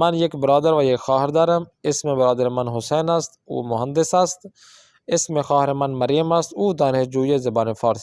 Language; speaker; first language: Persian; non-native, fluent; Urdu